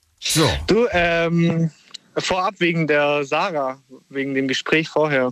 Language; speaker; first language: German; early bilingual, other home language; Italian